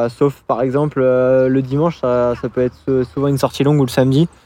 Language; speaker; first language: French; native; French